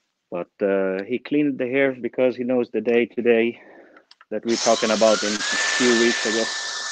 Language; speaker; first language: English; non-native, fluent; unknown